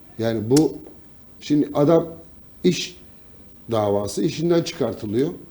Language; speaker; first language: Turkish; native; Turkish